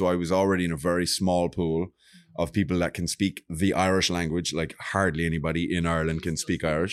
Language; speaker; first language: English; native; English